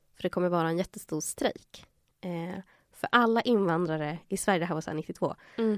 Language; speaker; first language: Swedish; early bilingual, other home language; Spanish